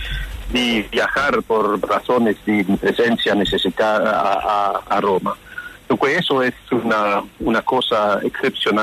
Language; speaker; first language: Spanish; non-native, fluent; French